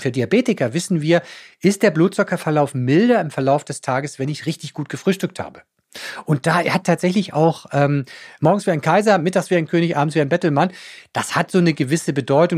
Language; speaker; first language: German; native; German